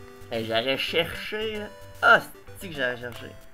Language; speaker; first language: French; native; French